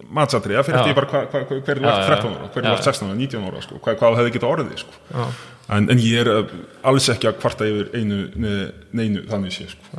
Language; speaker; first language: Icelandic; early bilingual, other home language; Russian